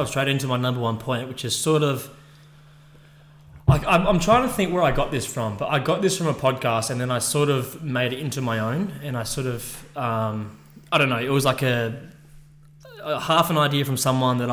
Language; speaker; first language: English; native; English